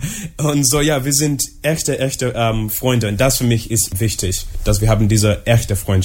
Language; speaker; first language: German; non-native, learner; English